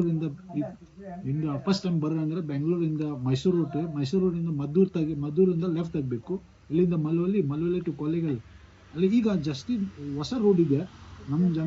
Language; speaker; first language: Kannada; non-native, local second language; Tibetan